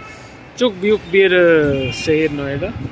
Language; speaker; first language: Turkish; non-native, fluent; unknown